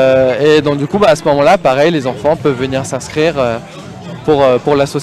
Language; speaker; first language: French; native; French